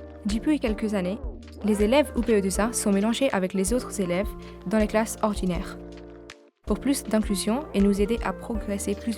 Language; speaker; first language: French; non-native, learner; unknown